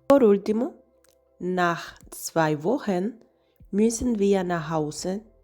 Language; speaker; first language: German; non-native, fluent; Spanish